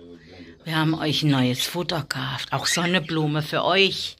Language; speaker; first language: German; native; German